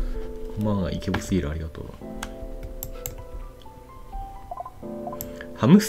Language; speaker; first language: Japanese; native; Japanese